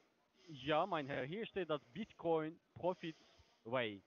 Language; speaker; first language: German; non-native, learner; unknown